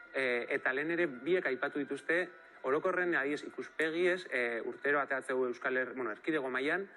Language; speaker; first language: Basque; native; Basque